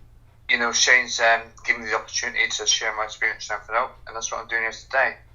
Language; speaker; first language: English; native; English